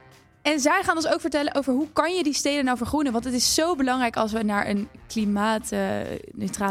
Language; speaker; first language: Dutch; native; Dutch